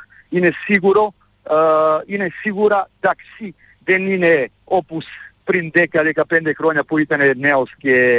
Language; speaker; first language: Greek; non-native, fluent; Serbian